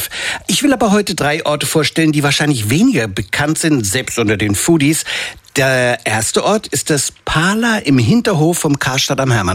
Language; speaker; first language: German; native; German